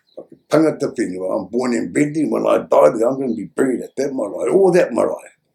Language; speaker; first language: English; native; English